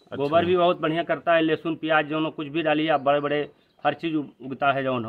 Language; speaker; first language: Hindi; native; Hindi